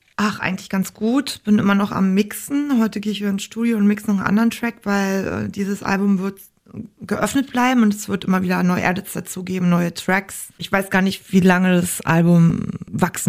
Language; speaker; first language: German; native; German